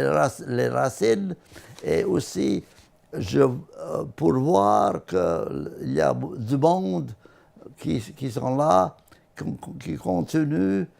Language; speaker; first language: French; non-native, learner; Latvian